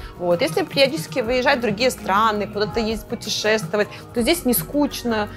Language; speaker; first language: Russian; native; Russian